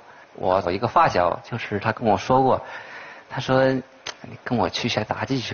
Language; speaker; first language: Chinese; native; Chinese